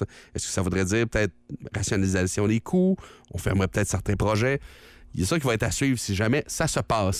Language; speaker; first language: French; native; French